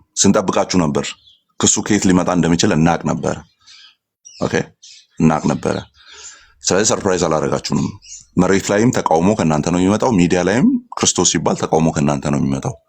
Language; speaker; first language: Amharic; non-native, local second language; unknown